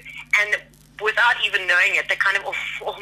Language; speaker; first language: English; native; English